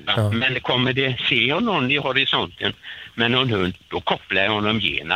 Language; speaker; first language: Swedish; native; Swedish